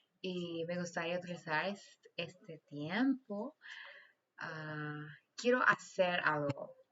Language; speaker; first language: Spanish; non-native, learner; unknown